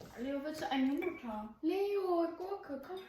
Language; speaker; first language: German; early bilingual, other home language; Turkish